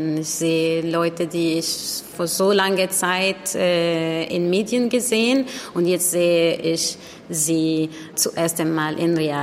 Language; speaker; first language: German; non-native, learner; Arabic